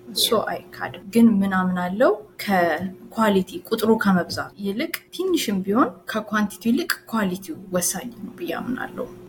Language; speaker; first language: Amharic; native; Amharic